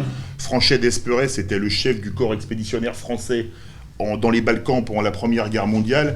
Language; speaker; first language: French; native; French